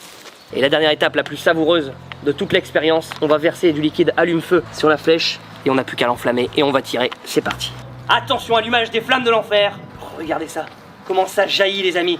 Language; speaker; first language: French; native; French